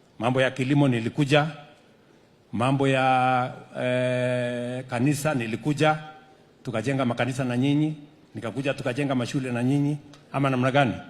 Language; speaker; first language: Swahili; non-native, local second language; Kalenjin